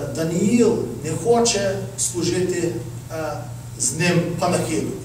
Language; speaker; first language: Ukrainian; early bilingual, heritage; Ukrainian